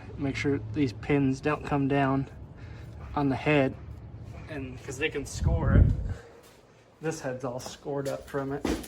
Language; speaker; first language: English; native; English